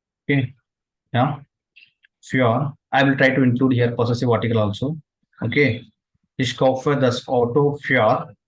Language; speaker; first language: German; non-native, fluent; Tamil